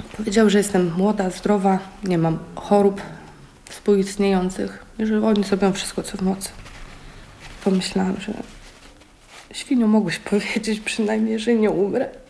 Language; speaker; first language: Polish; native; Polish